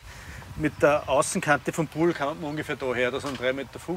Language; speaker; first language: German; native; German